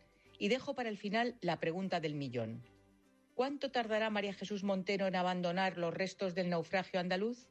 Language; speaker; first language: Spanish; native; Spanish